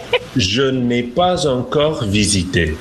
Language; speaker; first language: French; non-native, fluent; English